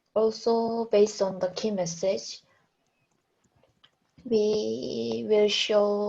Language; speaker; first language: English; non-native, learner; Korean